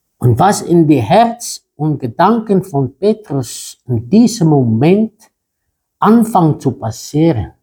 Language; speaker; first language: German; non-native, fluent; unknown